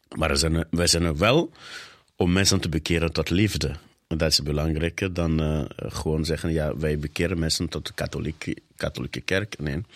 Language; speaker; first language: Dutch; non-native, fluent; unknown